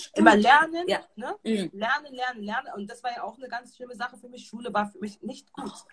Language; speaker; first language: German; native; German